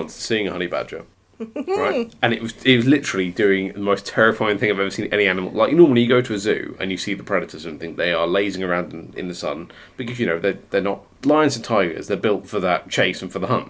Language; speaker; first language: English; native; English